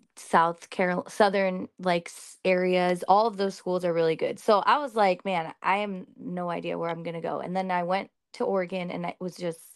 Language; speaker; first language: English; early bilingual, other home language; Hindi